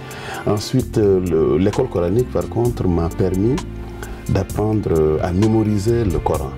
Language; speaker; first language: French; non-native, local second language; Wolof